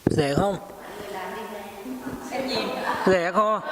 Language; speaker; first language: Vietnamese; non-native, learner; Hindi